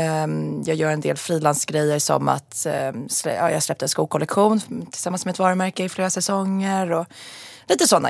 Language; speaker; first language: Swedish; native; Swedish